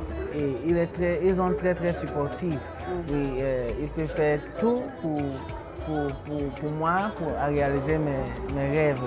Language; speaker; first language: French; non-native, local second language; English